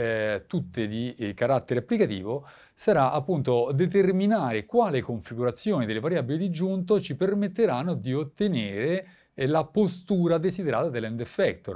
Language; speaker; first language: Italian; native; Italian